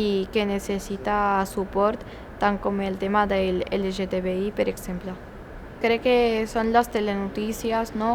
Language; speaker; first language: Catalan; early bilingual, other home language; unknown